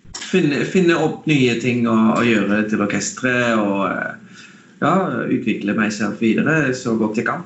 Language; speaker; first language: Norwegian; non-native, fluent; Dutch